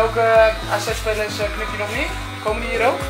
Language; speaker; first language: Dutch; native; Dutch